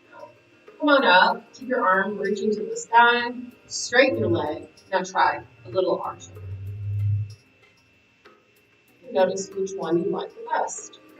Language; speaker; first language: English; native; English